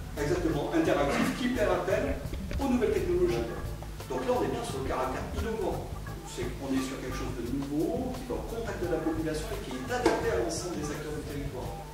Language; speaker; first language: French; native; French